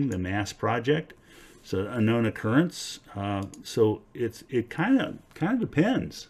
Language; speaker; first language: English; native; English